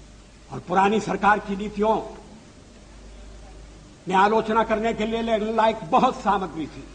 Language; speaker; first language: Hindi; native; Hindi